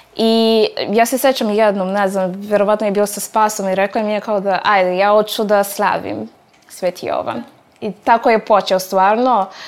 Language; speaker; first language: Serbian; non-native, fluent; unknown